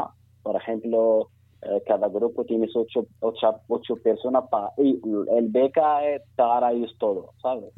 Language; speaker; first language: Spanish; non-native, learner; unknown